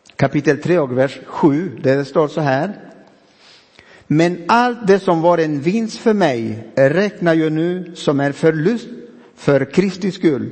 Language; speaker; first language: Swedish; non-native, fluent; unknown